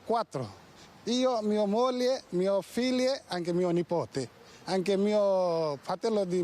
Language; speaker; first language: Italian; non-native, learner; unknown